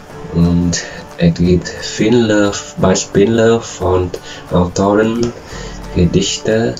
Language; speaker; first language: German; non-native, learner; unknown